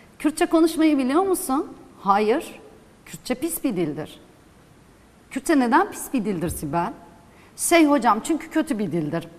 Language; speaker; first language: Turkish; non-native, local second language; Kurdish